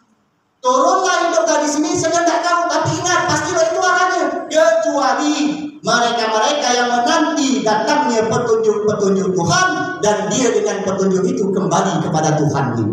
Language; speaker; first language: Indonesian; native; Indonesian